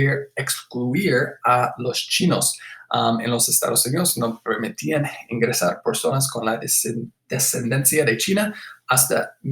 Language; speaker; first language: Spanish; non-native, fluent; English